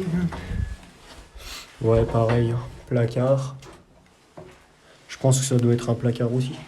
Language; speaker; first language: French; native; French